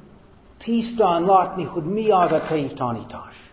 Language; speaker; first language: Hungarian; non-native, fluent; English